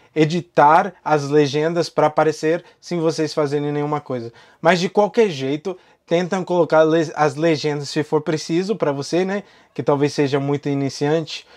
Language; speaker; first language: Portuguese; non-native, fluent; English